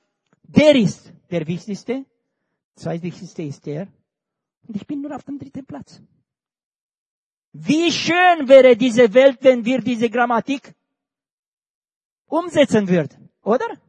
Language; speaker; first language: German; non-native, fluent; Romanian